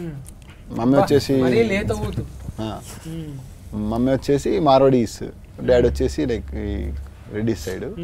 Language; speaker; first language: Telugu; native; Telugu